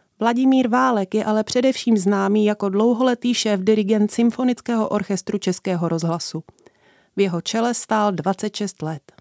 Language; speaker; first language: Czech; native; Czech